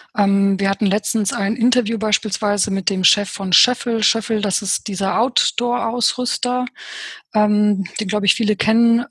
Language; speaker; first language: German; early bilingual, other home language; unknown